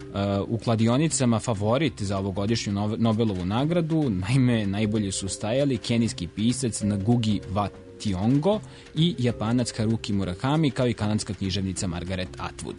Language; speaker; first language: Serbian; native; Serbian